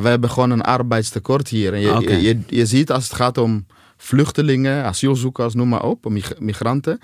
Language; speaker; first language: Dutch; non-native, fluent; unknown